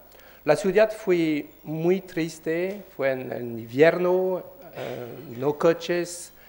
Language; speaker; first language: Spanish; non-native, learner; French